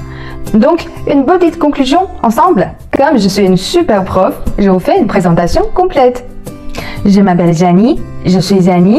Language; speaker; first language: French; non-native, fluent; Chinese